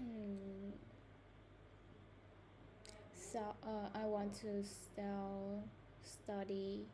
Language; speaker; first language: English; non-native, learner; Vietnamese